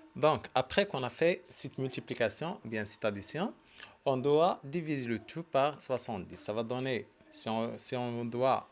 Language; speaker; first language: French; non-native, local second language; Arabic